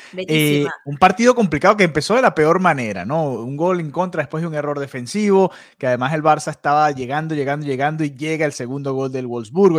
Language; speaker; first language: Spanish; native; Spanish